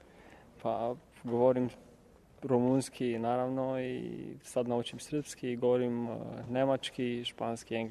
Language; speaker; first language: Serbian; non-native, learner; Romanian